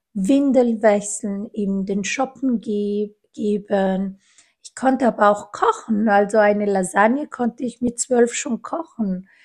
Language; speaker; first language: German; non-native, fluent; Italian